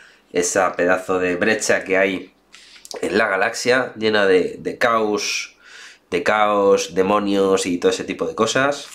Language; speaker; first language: Spanish; native; Spanish